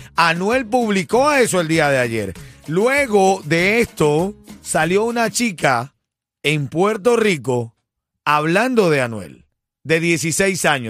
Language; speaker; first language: Spanish; native; Spanish